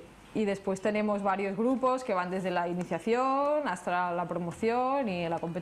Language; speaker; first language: Spanish; native; Spanish